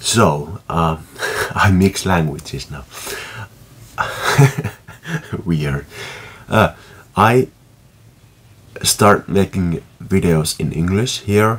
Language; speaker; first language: English; non-native, fluent; Finnish